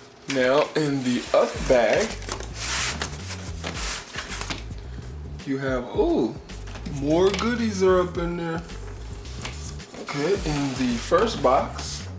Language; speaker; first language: English; native; English